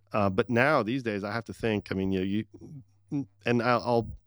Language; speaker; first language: English; early bilingual, other home language; Arabic